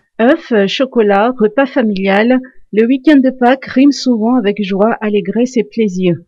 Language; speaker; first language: French; non-native, local second language; Malagasy